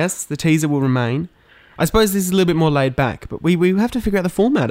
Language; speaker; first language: English; native; English